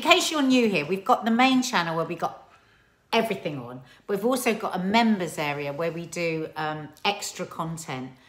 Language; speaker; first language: English; native; English